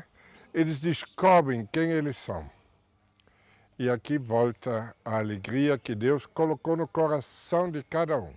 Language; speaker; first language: Portuguese; non-native, fluent; German